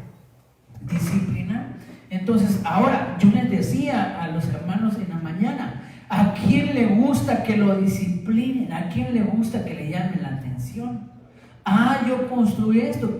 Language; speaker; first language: Spanish; native; Spanish